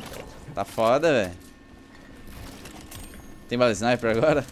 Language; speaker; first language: Portuguese; native; Portuguese